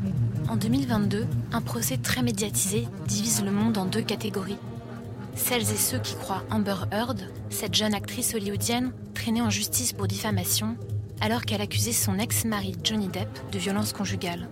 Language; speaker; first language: French; native; French